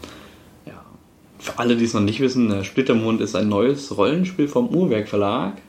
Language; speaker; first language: German; native; German